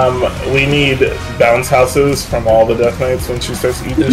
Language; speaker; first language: English; native; English